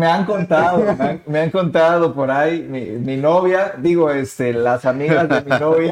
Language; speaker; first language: Spanish; native; Spanish